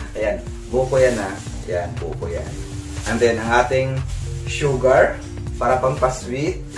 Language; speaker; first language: Filipino; non-native, local second language; Cebuano